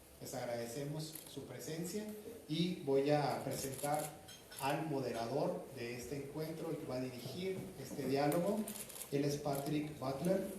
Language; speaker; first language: Spanish; native; Spanish